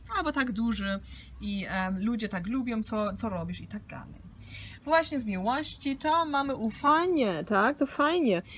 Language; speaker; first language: Polish; early bilingual, heritage; Polish